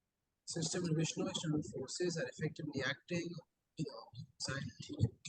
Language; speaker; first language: English; non-native, local second language; Urdu